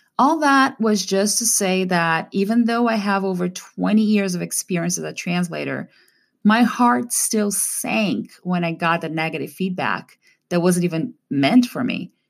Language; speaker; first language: English; non-native, fluent; Portuguese